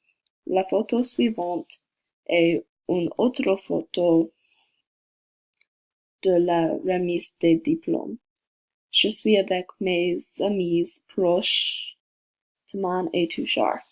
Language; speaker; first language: French; non-native, learner; English